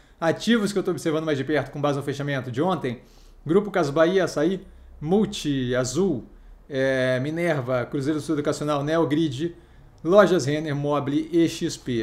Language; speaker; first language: Portuguese; native; Portuguese